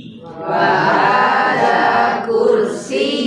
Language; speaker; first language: Arabic; non-native, learner; Indonesian